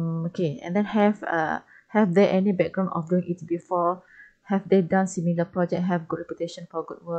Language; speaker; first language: English; non-native, local second language; Malay